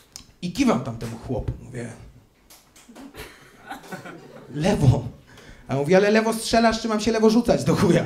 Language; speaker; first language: Polish; native; Polish